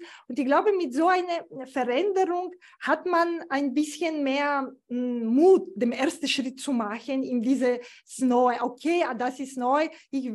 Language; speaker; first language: German; non-native, fluent; Bulgarian